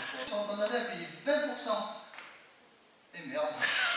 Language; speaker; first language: French; native; French